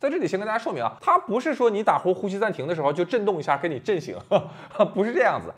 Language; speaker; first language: Chinese; native; Chinese